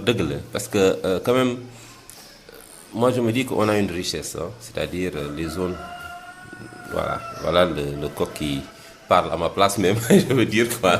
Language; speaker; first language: French; non-native, local second language; Wolof